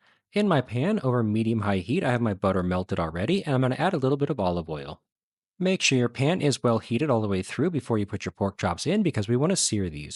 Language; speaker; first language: English; native; English